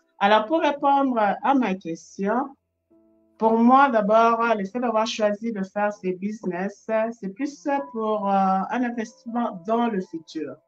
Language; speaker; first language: French; non-native, local second language; Lingala